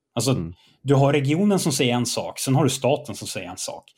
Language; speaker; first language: Swedish; native; Swedish